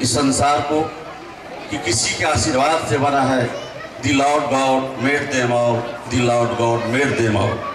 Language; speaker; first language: Hindi; native; Hindi